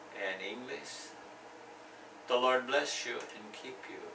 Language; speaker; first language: English; native; English